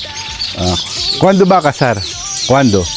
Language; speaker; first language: Spanish; non-native, learner; Filipino